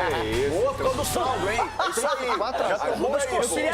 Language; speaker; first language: Portuguese; native; Portuguese